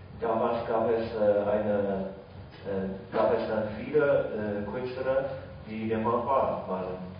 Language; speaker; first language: German; non-native, fluent; Chinese